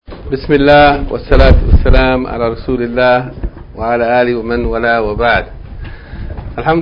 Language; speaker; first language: Arabic; non-native, fluent; English